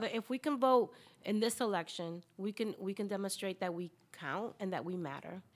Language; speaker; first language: English; early bilingual, other home language; Spanish